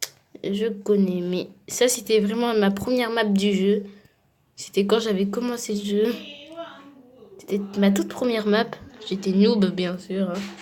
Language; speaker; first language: French; native; French